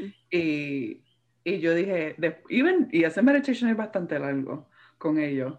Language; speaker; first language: Spanish; early bilingual, heritage; Spanish